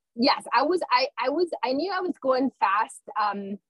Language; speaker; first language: English; early bilingual, other home language; Spanish